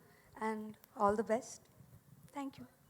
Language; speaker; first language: Telugu; non-native, learner; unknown